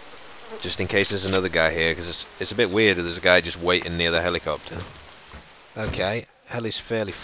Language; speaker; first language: English; native; English